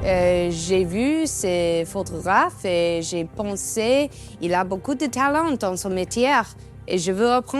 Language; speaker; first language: French; non-native, learner; English